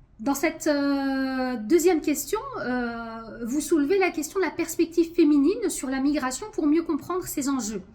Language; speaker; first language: French; early bilingual, other home language; Arabic